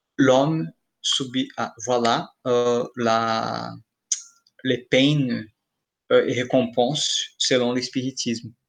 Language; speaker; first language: French; non-native, fluent; Portuguese